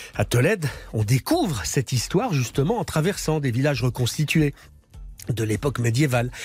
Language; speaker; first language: French; native; French